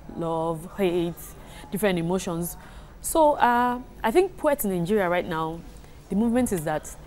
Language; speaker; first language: English; non-native, local second language; Yoruba